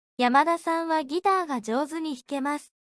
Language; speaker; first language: Japanese; non-native, fluent; Korean